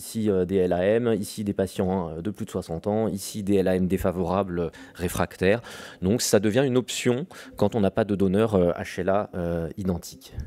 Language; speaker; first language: French; native; French